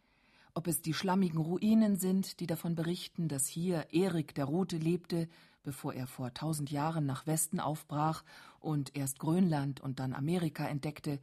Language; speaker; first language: German; native; German